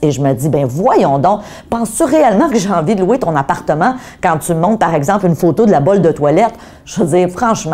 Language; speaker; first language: French; native; French